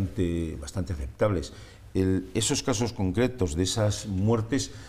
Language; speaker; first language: Spanish; native; Spanish